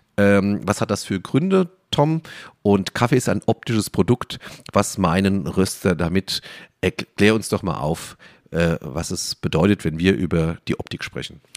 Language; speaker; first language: German; native; German